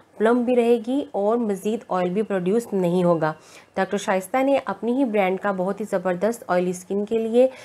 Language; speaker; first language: Urdu; native; Urdu